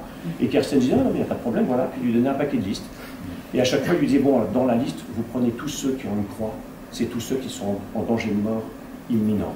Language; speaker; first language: French; native; French